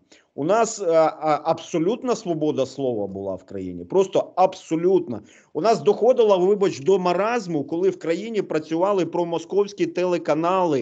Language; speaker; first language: Ukrainian; native; Ukrainian